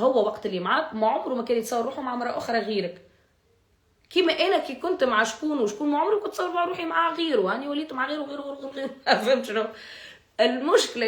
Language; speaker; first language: Arabic; native; Arabic